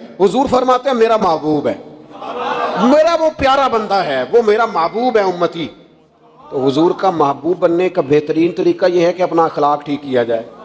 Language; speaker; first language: Urdu; non-native, local second language; Punjabi